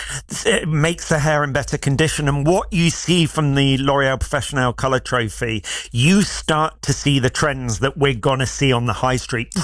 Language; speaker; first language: English; native; English